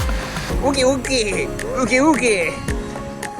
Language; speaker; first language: Japanese; native; Japanese